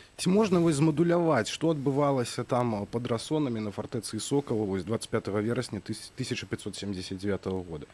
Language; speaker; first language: Belarusian; native; Belarusian